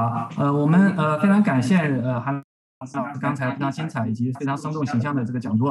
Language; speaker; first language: Chinese; native; Chinese